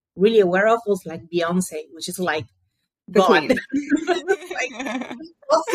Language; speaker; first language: English; early bilingual, other home language; Portuguese